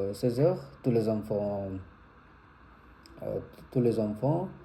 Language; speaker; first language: French; non-native, learner; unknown